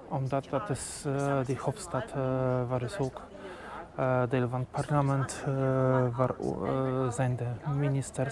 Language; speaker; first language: Dutch; non-native, learner; Polish